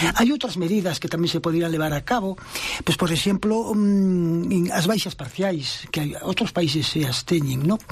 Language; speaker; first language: Galician; non-native, local second language; Spanish